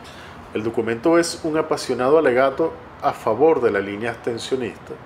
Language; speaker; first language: Spanish; native; Spanish